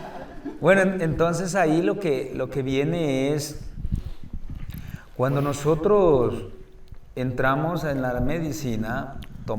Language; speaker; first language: Spanish; native; Spanish